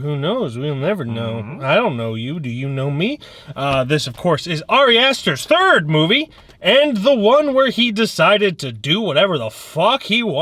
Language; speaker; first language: English; native; English